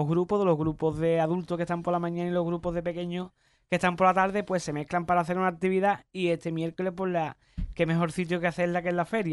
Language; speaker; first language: Spanish; native; Spanish